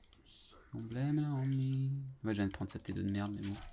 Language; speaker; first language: French; native; French